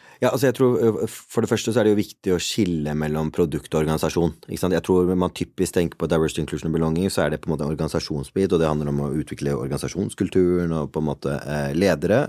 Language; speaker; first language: Norwegian; early bilingual, other home language; Punjabi